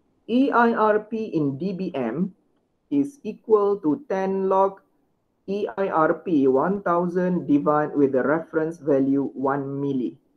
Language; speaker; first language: English; non-native, local second language; Malay